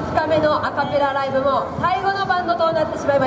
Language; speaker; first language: Japanese; native; Japanese